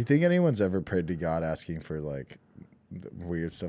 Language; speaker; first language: English; native; English